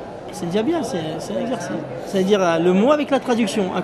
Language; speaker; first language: French; native; French